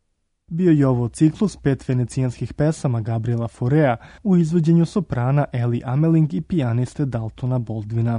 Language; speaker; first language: Croatian; native; Croatian